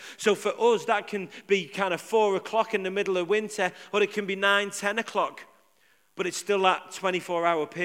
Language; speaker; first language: English; native; English